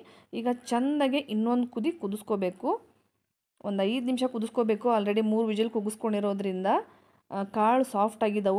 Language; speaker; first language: Kannada; native; Kannada